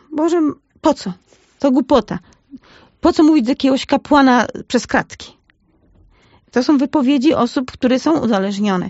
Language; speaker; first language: Polish; native; Polish